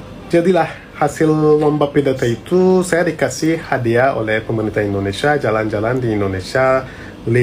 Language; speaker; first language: Indonesian; non-native, fluent; Turkish